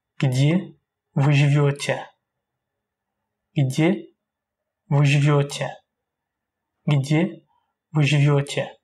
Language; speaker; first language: Russian; non-native, learner; Portuguese